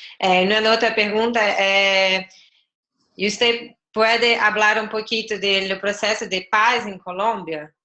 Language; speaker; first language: Spanish; non-native, learner; Portuguese